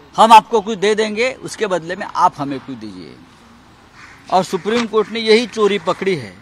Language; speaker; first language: Hindi; non-native, local second language; Marathi